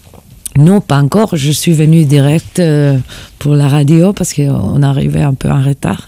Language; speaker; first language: French; non-native, fluent; Spanish